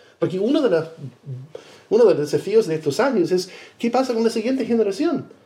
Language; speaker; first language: Spanish; non-native, fluent; English